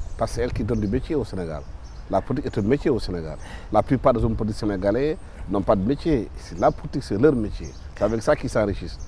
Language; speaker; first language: French; non-native, local second language; Wolof